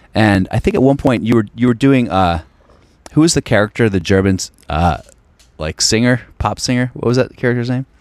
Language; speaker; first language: English; native; English